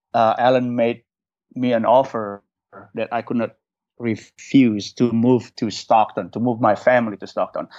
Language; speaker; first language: English; non-native, fluent; Indonesian